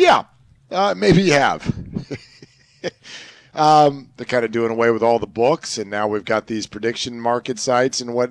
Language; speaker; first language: English; native; English